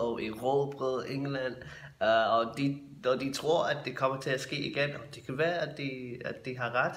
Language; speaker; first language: Danish; native; Danish